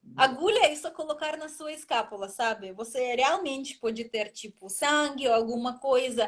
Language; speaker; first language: Portuguese; non-native, fluent; Russian